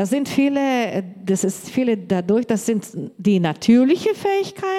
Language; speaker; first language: German; non-native, learner; Portuguese